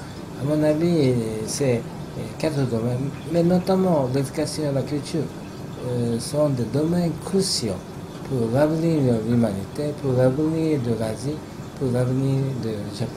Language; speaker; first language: French; non-native, fluent; Japanese